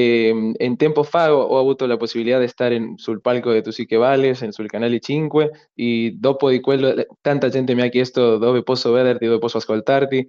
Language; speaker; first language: Italian; non-native, learner; Spanish